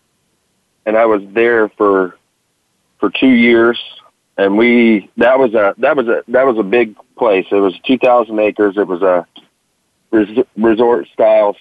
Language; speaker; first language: English; native; English